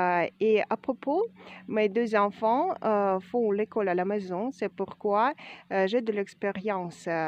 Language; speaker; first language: French; non-native, fluent; Russian